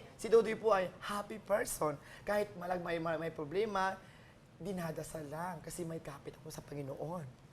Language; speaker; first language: Filipino; non-native, local second language; Waray